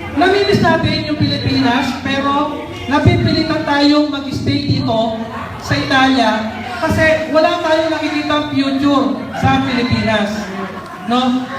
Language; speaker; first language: Filipino; non-native, local second language; Cebuano